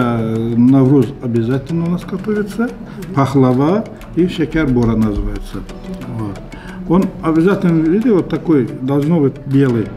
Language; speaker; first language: Russian; non-native, fluent; Azerbaijani